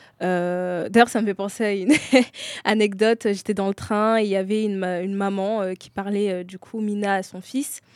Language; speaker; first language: French; native; French